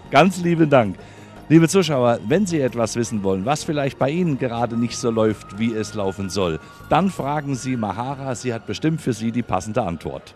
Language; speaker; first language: German; native; German